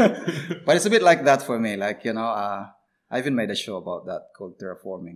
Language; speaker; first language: English; non-native, local second language; Cebuano